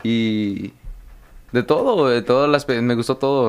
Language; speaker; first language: Spanish; early bilingual, heritage; Spanish